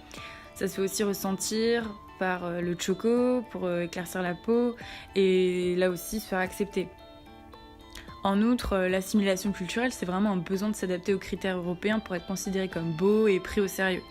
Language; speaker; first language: French; native; French